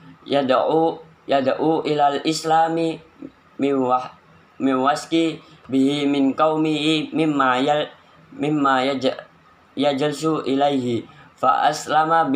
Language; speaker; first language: Arabic; non-native, learner; Indonesian